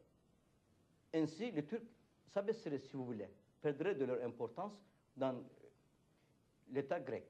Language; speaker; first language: French; non-native, fluent; Turkish